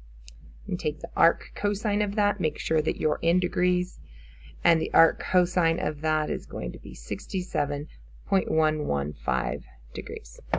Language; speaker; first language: English; native; English